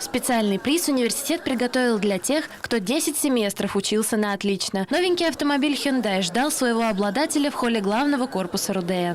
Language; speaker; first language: Russian; native; Russian